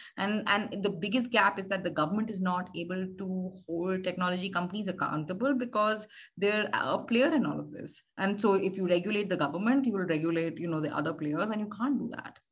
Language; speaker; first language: English; non-native, local second language; Hindi